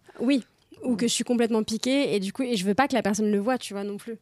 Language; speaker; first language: French; native; French